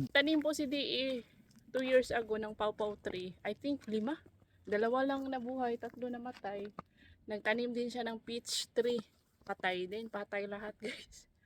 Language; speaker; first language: Filipino; non-native, local second language; Cebuano